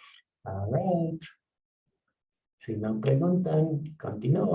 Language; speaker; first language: Spanish; non-native, fluent; English